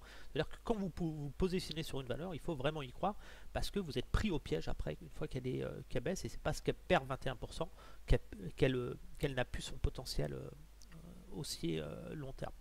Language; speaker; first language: French; native; French